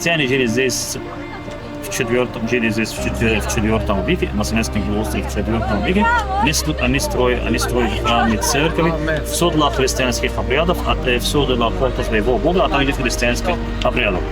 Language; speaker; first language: Russian; non-native, fluent; Arabic